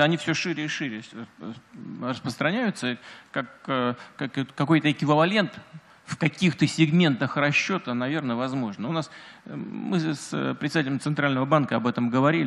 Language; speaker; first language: Russian; native; Russian